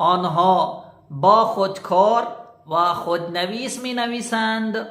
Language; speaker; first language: Persian; non-native, fluent; Urdu